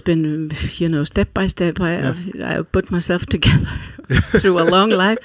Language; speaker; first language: English; non-native, fluent; Faroese